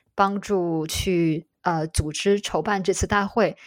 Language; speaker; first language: Chinese; native; Chinese